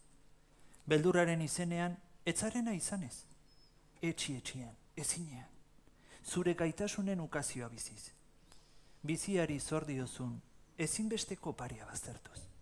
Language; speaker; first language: Basque; native; Basque